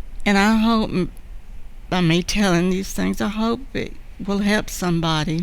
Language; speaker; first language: English; native; English